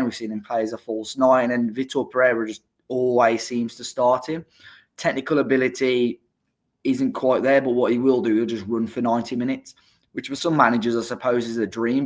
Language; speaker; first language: English; native; English